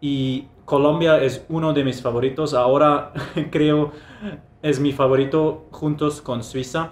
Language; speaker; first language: Spanish; non-native, fluent; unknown